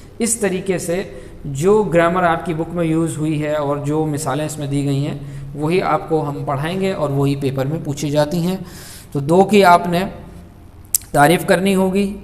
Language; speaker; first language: Urdu; native; Urdu